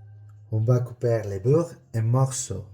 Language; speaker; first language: French; non-native, learner; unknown